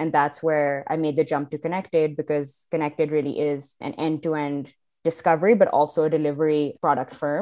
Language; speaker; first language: English; non-native, local second language; Urdu